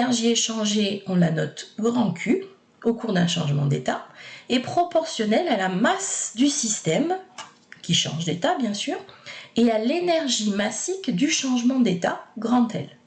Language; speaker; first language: French; native; French